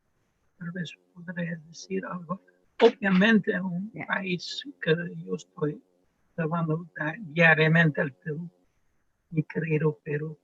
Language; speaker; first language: Spanish; non-native, fluent; Dutch